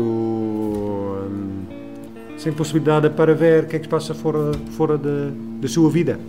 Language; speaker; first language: Portuguese; non-native, learner; Dutch